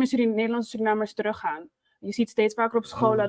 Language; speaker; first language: Dutch; native; Dutch